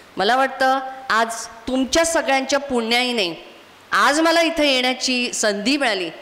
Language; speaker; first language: Marathi; non-native, local second language; Konkani